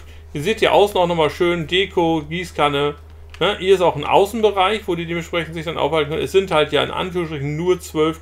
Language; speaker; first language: German; native; German